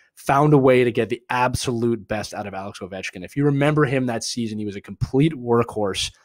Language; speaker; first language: English; native; English